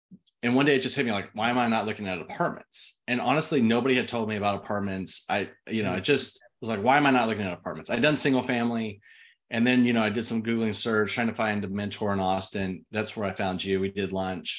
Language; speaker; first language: English; native; English